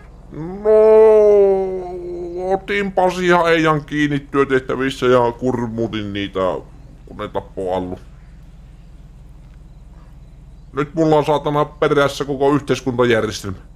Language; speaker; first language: Finnish; native; Finnish